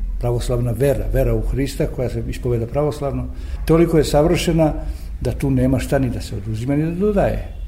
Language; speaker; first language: Serbian; native; Serbian